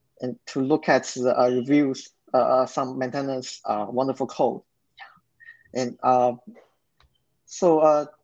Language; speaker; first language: English; non-native, learner; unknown